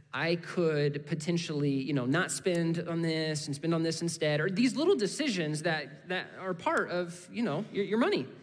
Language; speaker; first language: English; native; English